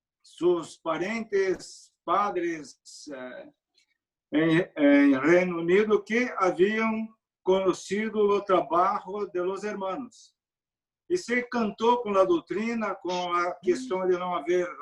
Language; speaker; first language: Spanish; non-native, learner; Portuguese